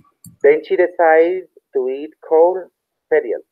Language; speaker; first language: English; non-native, learner; Spanish